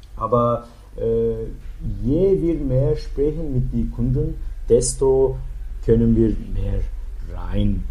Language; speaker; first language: German; non-native, learner; Turkish